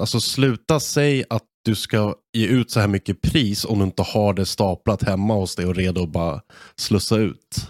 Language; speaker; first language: Swedish; native; Swedish